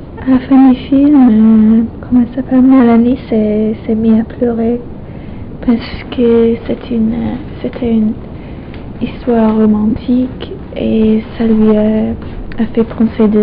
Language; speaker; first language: French; non-native, fluent; English